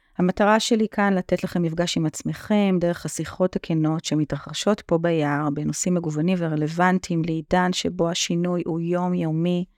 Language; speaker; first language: Hebrew; native; Hebrew